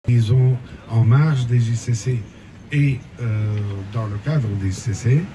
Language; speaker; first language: French; non-native, local second language; Arabic